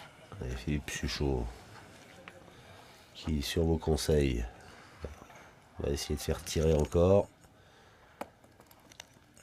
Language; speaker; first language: French; native; French